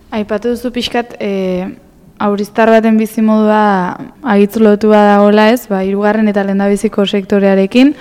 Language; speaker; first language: Basque; native; Basque